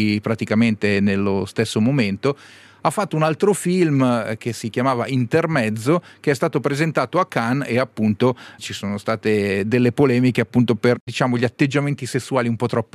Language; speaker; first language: Italian; native; Italian